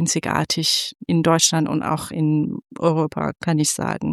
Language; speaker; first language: German; non-native, fluent; Persian